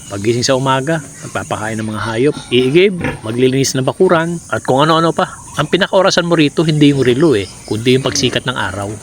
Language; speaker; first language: Filipino; non-native, local second language; Cebuano